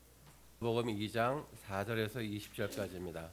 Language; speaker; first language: Korean; native; Korean